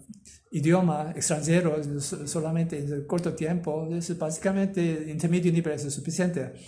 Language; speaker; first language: Spanish; non-native, learner; Korean